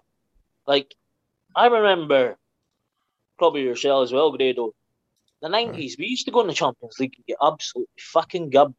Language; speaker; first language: English; native; English